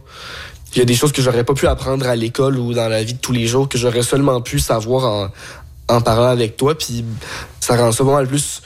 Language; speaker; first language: French; native; French